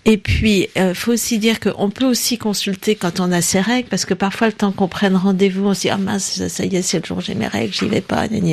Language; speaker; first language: French; native; French